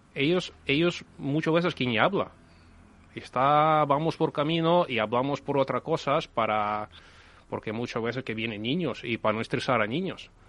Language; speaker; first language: Spanish; non-native, fluent; Ukrainian